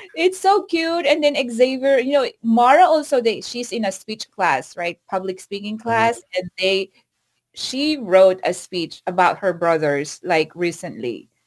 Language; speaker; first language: English; non-native, local second language; Filipino